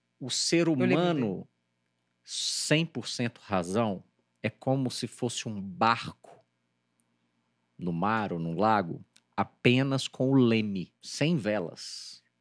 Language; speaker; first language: Portuguese; native; Portuguese